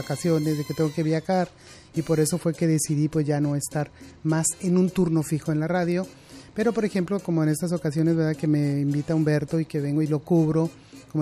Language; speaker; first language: Spanish; native; Spanish